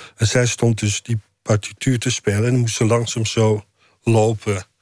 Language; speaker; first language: Dutch; native; Dutch